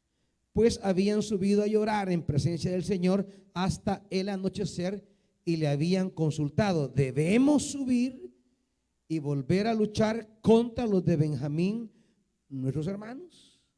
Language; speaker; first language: Spanish; native; Spanish